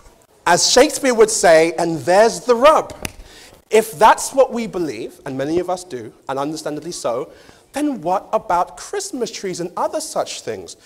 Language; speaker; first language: English; native; English